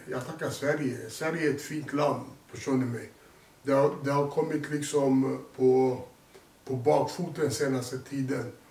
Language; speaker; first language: Swedish; early bilingual, other home language; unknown